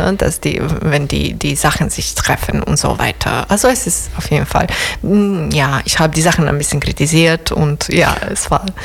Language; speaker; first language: German; non-native, fluent; Serbian